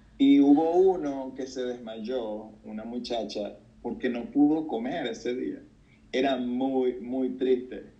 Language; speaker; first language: Spanish; native; Spanish